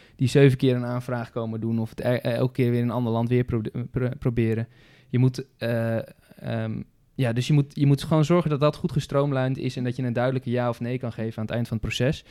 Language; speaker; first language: Dutch; native; Dutch